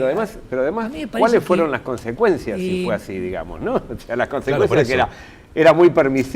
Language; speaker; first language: Spanish; native; Spanish